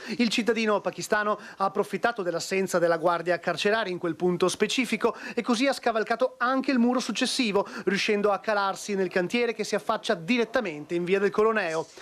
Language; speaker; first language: Italian; native; Italian